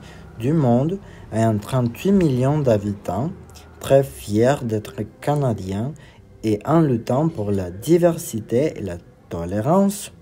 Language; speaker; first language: French; non-native, learner; Spanish